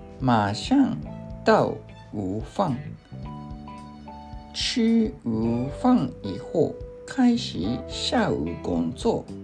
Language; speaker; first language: Chinese; non-native, learner; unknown